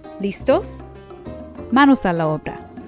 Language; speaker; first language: Spanish; non-native, fluent; English